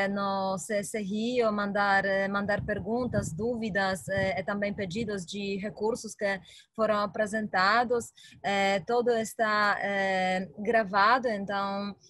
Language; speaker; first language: Portuguese; non-native, fluent; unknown